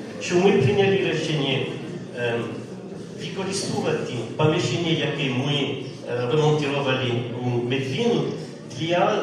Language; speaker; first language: Ukrainian; non-native, learner; French